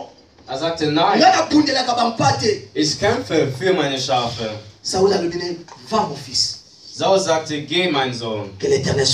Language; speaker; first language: German; non-native, learner; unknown